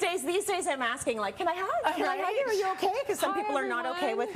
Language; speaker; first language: English; native; English